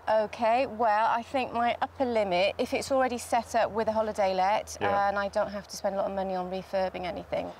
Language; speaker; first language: English; native; English